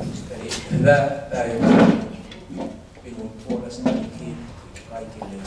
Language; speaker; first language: Finnish; non-native, fluent; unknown